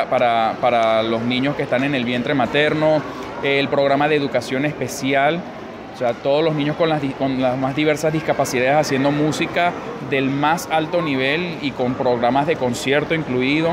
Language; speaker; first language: Spanish; native; Spanish